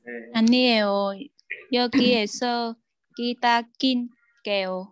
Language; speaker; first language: Korean; non-native, learner; Vietnamese